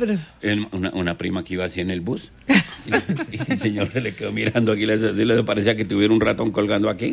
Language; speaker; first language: Spanish; native; Spanish